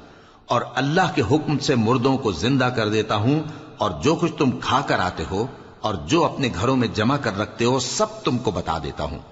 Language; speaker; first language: Urdu; native; Urdu